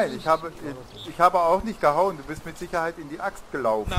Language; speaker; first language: German; native; German